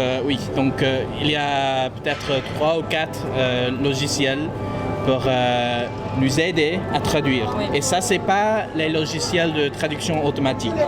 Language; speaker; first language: French; non-native, fluent; English